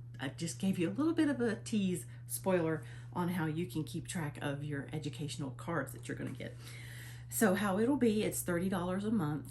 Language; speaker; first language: English; native; English